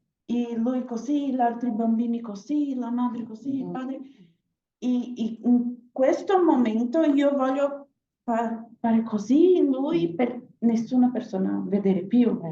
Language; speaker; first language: Italian; non-native, learner; Portuguese